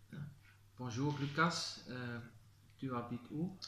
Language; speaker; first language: French; non-native, learner; Dutch